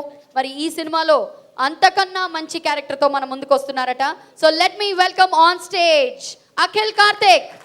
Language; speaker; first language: Telugu; native; Telugu